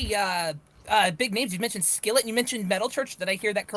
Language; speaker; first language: English; native; English